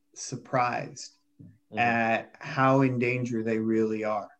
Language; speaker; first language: English; native; English